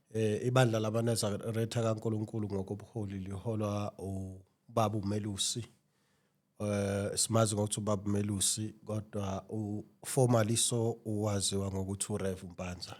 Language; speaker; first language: Zulu; native; Zulu